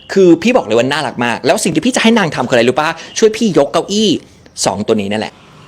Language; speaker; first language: Thai; non-native, fluent; English